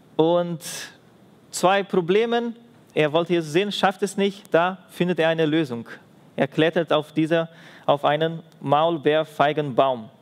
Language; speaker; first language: German; non-native, fluent; Portuguese